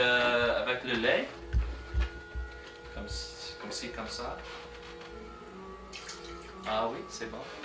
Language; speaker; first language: French; non-native, learner; English